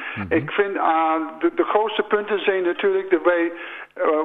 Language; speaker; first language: Dutch; non-native, fluent; English